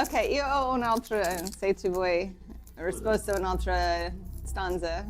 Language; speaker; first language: Italian; non-native, learner; English